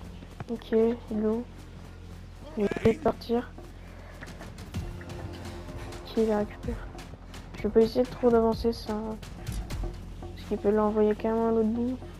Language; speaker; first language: French; native; French